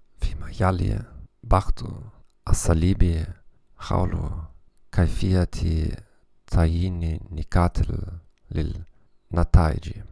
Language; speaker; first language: Arabic; non-native, learner; German